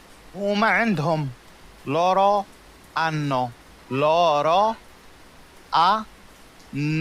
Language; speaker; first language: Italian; non-native, fluent; Arabic